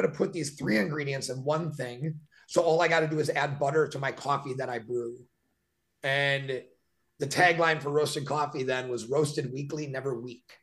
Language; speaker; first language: English; native; English